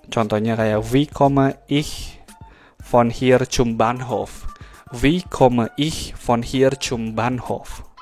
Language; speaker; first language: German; non-native, fluent; Indonesian